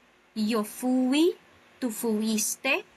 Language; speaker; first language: Spanish; non-native, fluent; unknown